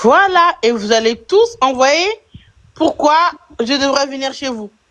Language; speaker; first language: French; native; French